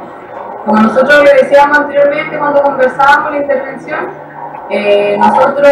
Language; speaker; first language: Spanish; native; Spanish